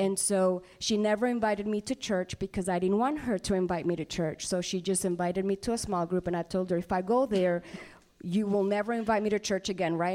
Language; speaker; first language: English; non-native, fluent; Spanish